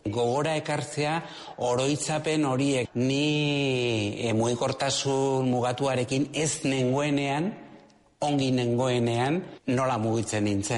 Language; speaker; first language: Basque; native; Basque